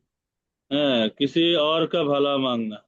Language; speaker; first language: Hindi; non-native, fluent; Bangla